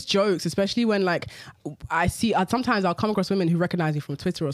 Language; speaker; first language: English; native; English